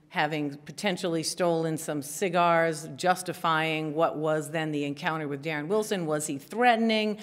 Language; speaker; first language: English; native; English